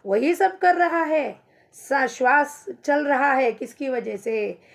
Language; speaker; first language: Hindi; non-native, local second language; Kannada